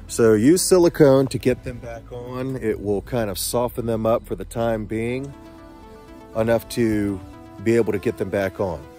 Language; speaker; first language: English; native; English